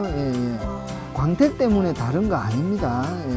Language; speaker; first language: Korean; native; Korean